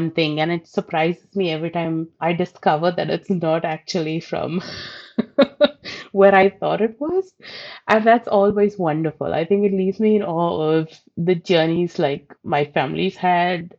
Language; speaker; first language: English; non-native, local second language; Telugu